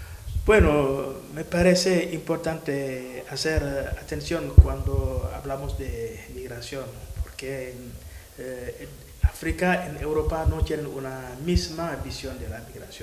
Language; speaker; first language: Spanish; non-native, fluent; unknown